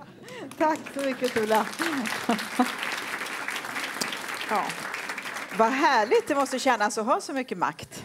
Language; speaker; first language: Swedish; native; Swedish